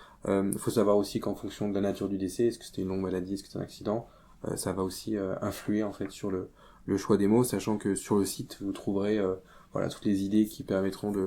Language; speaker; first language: French; native; French